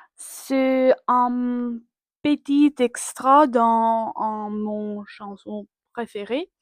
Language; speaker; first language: French; non-native, learner; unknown